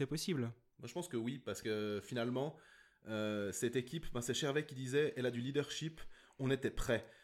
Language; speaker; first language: French; native; French